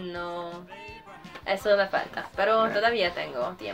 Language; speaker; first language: Spanish; non-native, fluent; Hungarian